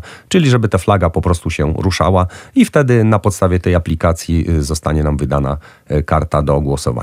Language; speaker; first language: Polish; native; Polish